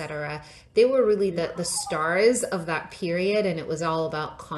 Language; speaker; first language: English; non-native, local second language; Yoruba